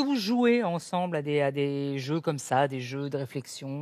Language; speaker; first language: French; native; French